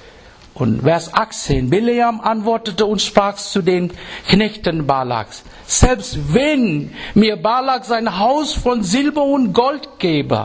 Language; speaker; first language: German; non-native, fluent; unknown